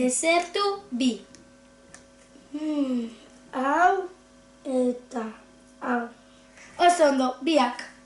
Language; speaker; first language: Basque; non-native, local second language; Spanish